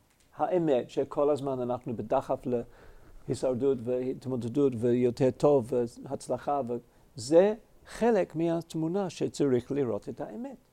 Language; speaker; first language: Hebrew; non-native, fluent; English